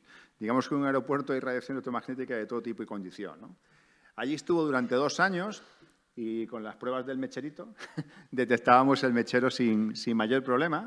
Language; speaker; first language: Spanish; native; Spanish